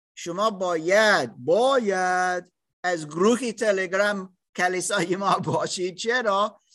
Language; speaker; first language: Persian; non-native, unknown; English